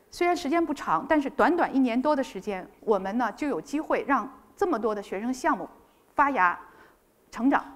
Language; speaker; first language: Chinese; native; Chinese